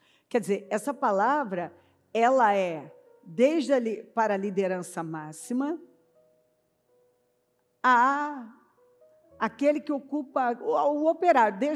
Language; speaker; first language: Portuguese; native; Portuguese